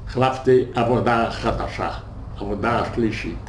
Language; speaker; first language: Hebrew; non-native, fluent; Yiddish